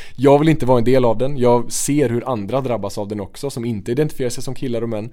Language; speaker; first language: Swedish; native; Swedish